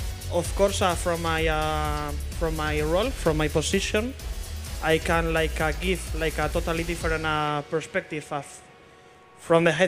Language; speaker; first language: English; non-native, fluent; Spanish